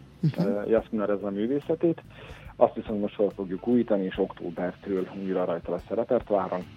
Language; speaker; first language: Hungarian; native; Hungarian